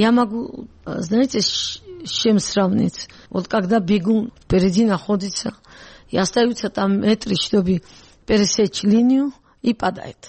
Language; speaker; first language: Russian; non-native, local second language; Georgian